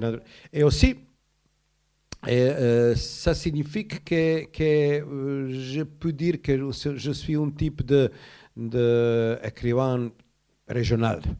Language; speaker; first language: French; non-native, learner; Croatian